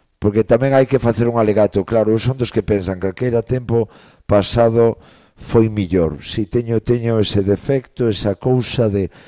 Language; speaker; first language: Galician; native; Galician